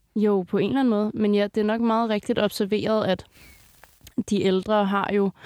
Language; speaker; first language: Danish; native; Danish